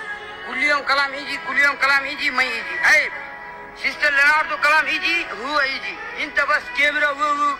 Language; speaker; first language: Arabic; non-native, learner; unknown